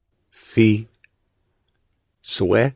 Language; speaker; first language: Arabic; non-native, learner; English